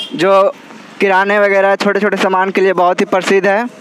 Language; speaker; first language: Hindi; native; Hindi